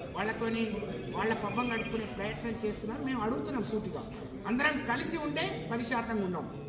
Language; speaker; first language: Telugu; non-native, local second language; Lambadi